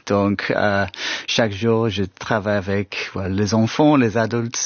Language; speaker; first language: French; non-native, learner; English